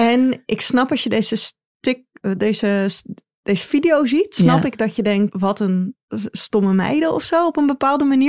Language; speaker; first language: Dutch; native; Dutch